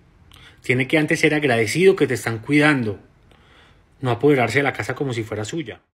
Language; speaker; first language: Spanish; native; Spanish